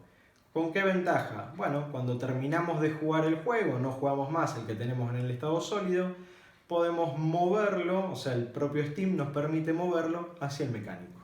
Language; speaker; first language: Spanish; native; Spanish